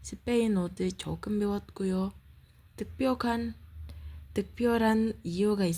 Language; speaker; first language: Korean; non-native, learner; Indonesian